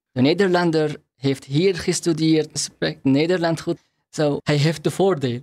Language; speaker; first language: Dutch; non-native, learner; Arabic